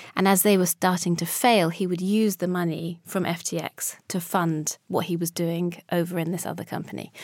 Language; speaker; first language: English; early bilingual, other home language; Polish